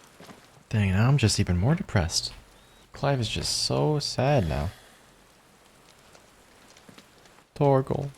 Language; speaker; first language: English; native; English